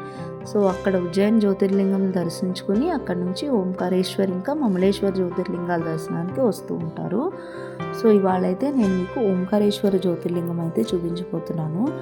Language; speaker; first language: Telugu; native; Telugu